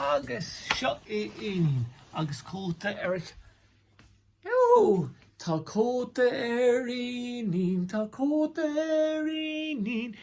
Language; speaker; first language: Irish; non-native, local second language; English